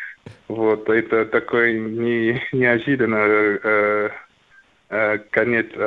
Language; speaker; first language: Russian; non-native, learner; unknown